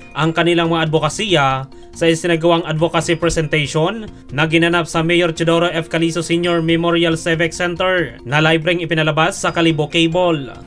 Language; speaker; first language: Filipino; non-native, local second language; Aklanon